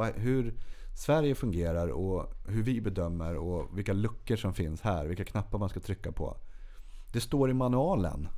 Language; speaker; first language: Swedish; native; Swedish